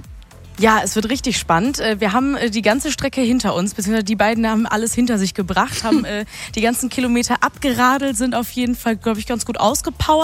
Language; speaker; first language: German; native; German